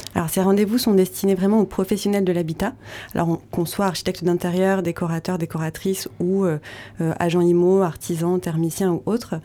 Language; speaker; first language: French; native; French